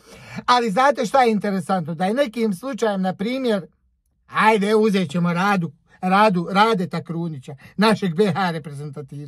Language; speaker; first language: Croatian; native; Croatian